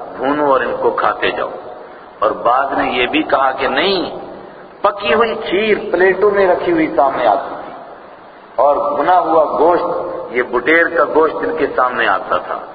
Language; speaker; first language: Urdu; non-native, local second language; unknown